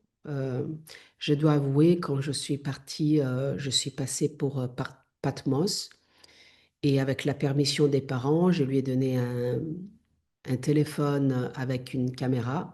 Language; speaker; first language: French; non-native, fluent; Italian